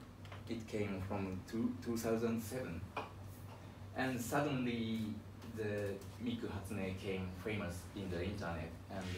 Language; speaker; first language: English; non-native, learner; Japanese